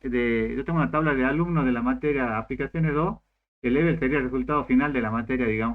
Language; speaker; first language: Spanish; native; Spanish